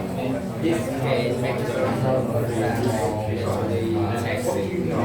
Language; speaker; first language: English; non-native, learner; Vietnamese